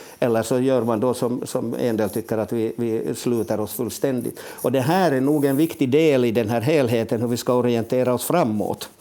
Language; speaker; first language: Swedish; native; Swedish